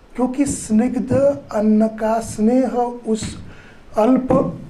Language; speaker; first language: Hindi; non-native, local second language; Marathi